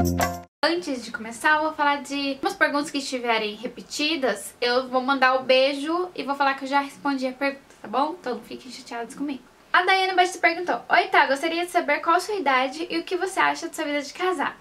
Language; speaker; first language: Portuguese; native; Portuguese